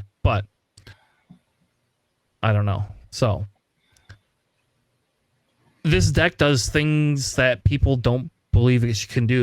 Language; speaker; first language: English; native; English